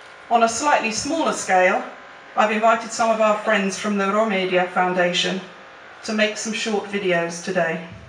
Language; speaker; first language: English; native; English